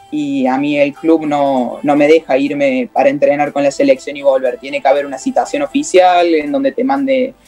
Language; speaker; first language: Spanish; native; Spanish